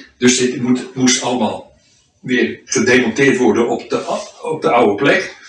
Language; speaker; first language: Dutch; native; Dutch